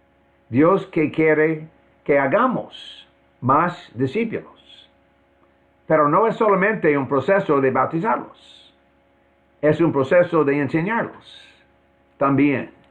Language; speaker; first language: Spanish; non-native, fluent; English